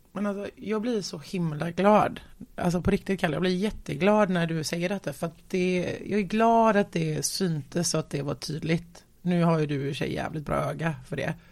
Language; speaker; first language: Swedish; native; Swedish